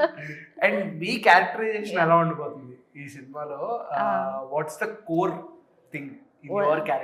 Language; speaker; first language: Telugu; native; Telugu